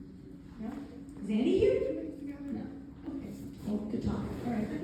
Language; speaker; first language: English; native; English